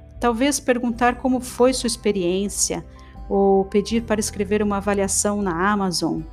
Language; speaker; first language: Portuguese; native; Portuguese